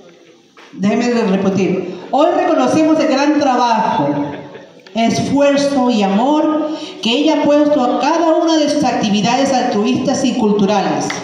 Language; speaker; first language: Spanish; native; Spanish